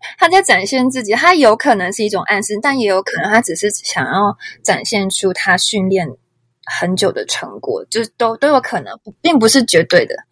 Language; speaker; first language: Chinese; native; Chinese